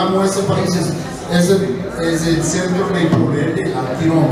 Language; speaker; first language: Spanish; non-native, fluent; English